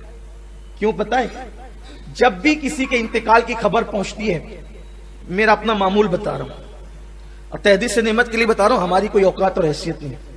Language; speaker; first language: Urdu; native; Urdu